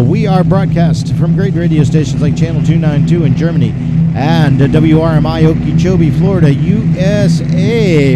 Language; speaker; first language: English; native; English